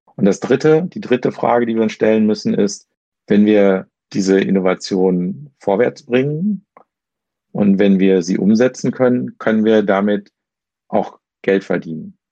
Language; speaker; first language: German; native; German